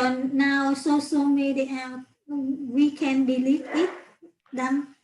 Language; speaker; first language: English; non-native, learner; Vietnamese